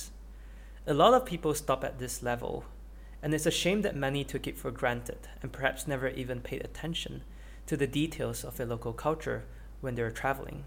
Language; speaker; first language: English; non-native, local second language; Chinese